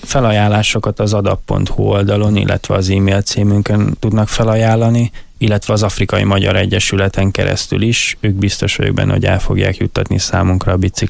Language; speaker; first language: Hungarian; native; Hungarian